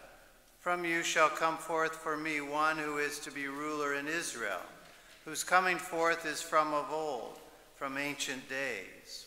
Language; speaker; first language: English; native; English